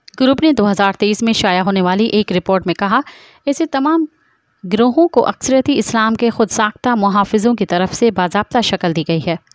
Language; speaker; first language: Urdu; non-native, local second language; Sindhi